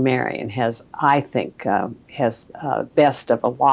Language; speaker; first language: English; native; English